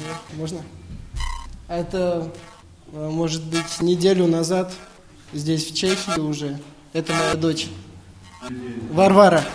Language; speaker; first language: Czech; non-native, learner; Russian